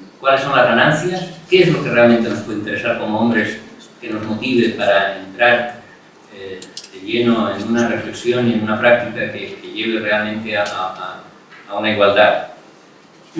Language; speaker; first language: Spanish; non-native, local second language; Catalan